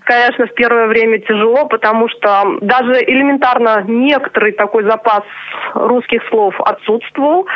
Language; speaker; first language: Russian; non-native, local second language; Chuvash